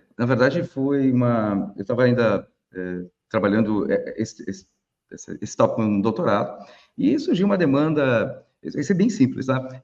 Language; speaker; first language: Portuguese; native; Portuguese